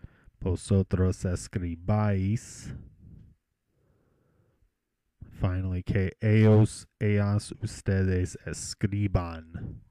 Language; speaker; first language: Spanish; non-native, fluent; English